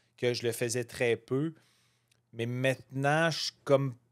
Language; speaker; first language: French; native; French